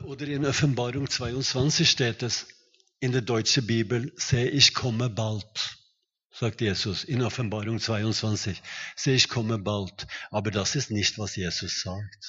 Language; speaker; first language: German; non-native, fluent; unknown